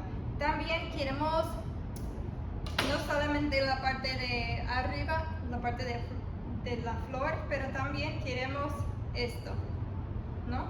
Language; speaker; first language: Spanish; early bilingual, heritage; Spanish